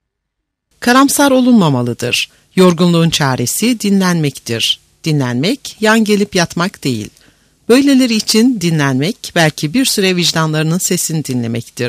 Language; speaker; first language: Turkish; native; Turkish